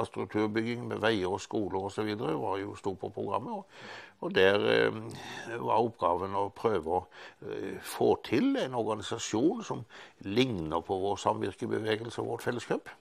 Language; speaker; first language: Norwegian; native; Norwegian